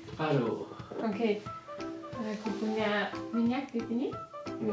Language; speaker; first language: Indonesian; non-native, learner; German